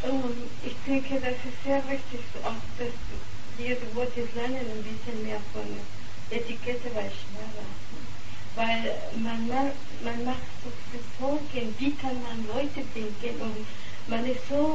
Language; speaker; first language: German; non-native, learner; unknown